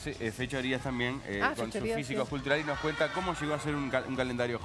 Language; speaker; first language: Spanish; native; Spanish